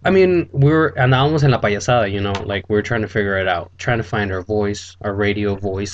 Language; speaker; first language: English; early bilingual, other home language; Spanish